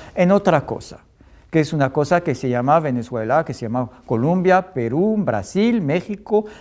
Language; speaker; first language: Spanish; non-native, fluent; French